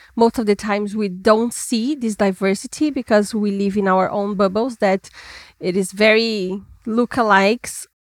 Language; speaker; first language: English; non-native, fluent; Portuguese